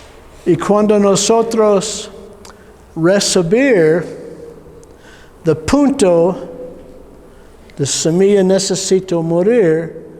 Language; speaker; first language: Spanish; non-native, learner; English